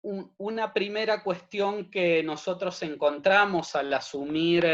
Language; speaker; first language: Spanish; native; Spanish